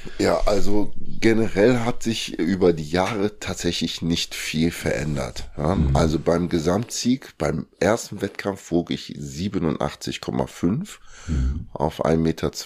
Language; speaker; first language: German; early bilingual, other home language; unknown